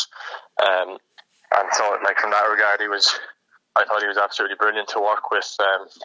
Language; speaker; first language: English; native; English